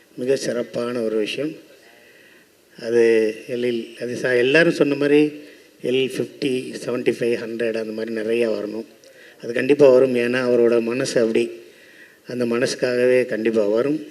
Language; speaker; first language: Tamil; native; Tamil